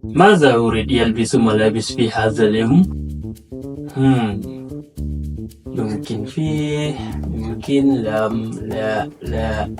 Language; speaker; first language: Arabic; non-native, learner; Malay